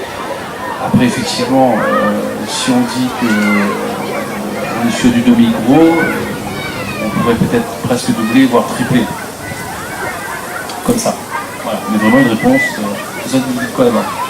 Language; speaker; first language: French; native; French